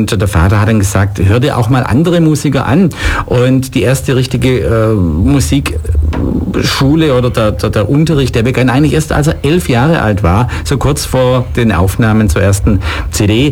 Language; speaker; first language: German; native; German